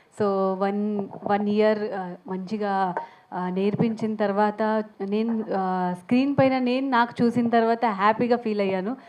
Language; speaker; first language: Telugu; non-native, learner; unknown